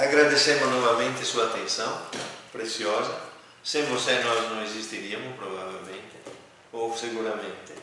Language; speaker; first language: Portuguese; native; Portuguese